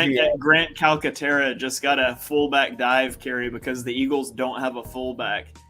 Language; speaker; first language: English; native; English